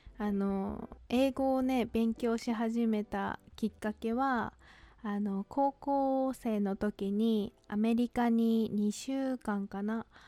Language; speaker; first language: Japanese; native; Japanese